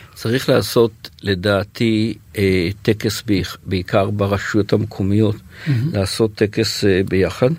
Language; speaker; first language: Hebrew; native; Hebrew